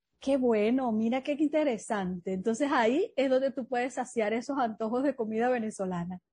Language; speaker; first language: Spanish; native; Spanish